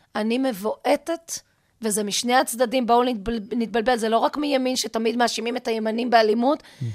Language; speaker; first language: Hebrew; native; Hebrew